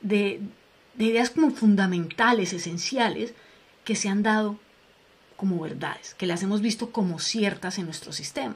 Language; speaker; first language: Spanish; native; Spanish